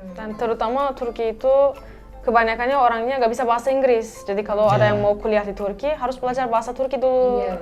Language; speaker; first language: Indonesian; non-native, fluent; Turkish